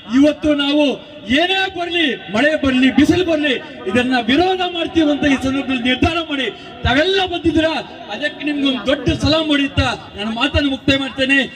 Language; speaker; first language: Kannada; non-native, local second language; Urdu